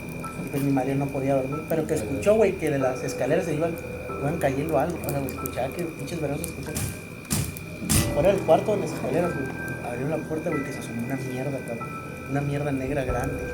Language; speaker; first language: Spanish; native; Spanish